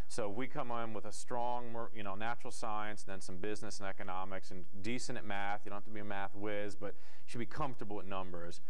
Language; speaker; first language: English; native; English